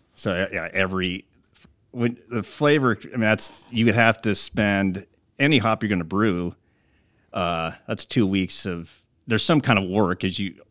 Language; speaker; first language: English; native; English